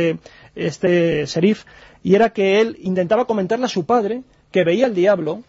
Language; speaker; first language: Spanish; native; Spanish